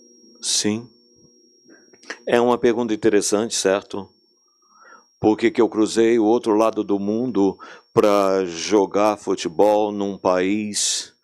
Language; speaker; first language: Portuguese; non-native, fluent; Dutch